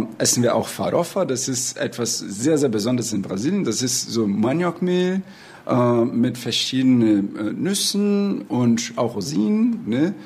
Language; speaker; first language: German; non-native, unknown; Portuguese